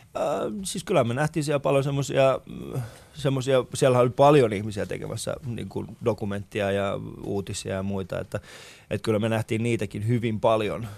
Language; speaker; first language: Finnish; early bilingual, other home language; Persian